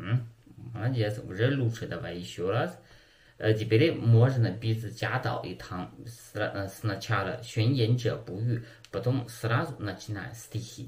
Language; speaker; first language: Russian; non-native, learner; Chinese